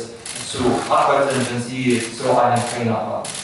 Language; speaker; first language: German; non-native, fluent; Russian